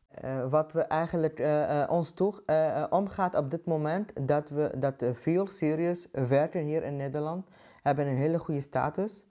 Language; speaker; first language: Dutch; non-native, fluent; Arabic